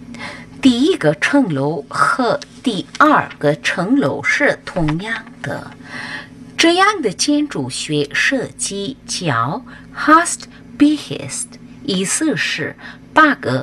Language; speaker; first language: Chinese; non-native, fluent; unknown